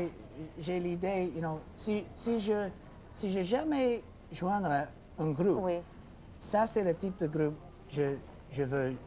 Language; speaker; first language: French; non-native, local second language; English